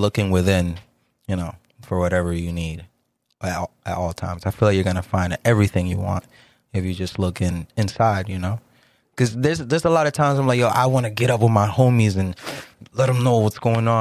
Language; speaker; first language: English; early bilingual, other home language; Spanish